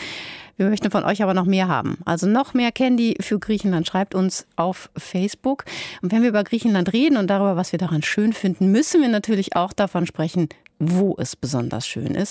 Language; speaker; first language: German; native; German